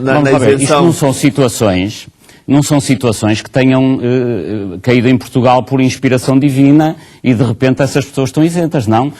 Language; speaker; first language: Portuguese; native; Portuguese